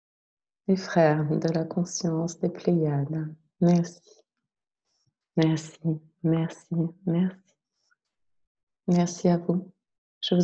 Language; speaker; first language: French; native; French